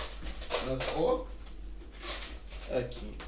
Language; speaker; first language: Portuguese; native; Portuguese